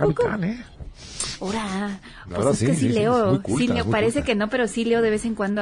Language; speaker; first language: Spanish; native; Spanish